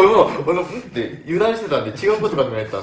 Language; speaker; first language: Japanese; native; Japanese